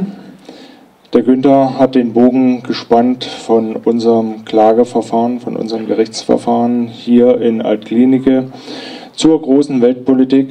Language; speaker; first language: German; native; German